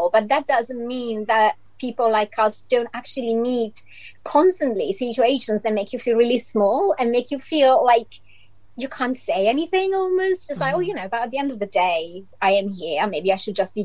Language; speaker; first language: English; non-native, fluent; Italian